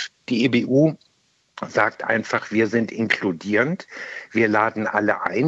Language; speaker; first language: German; native; German